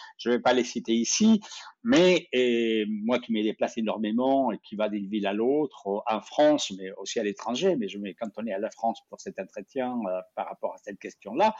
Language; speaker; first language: French; non-native, fluent; Spanish